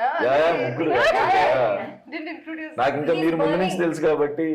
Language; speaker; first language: Telugu; native; Telugu